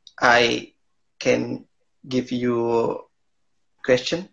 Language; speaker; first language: English; non-native, learner; Indonesian